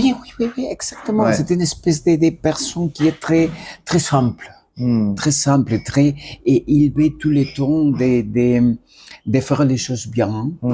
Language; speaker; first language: French; non-native, learner; Spanish